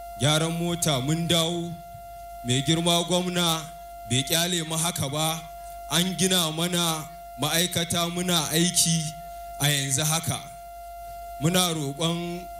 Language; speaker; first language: Hausa; native; Hausa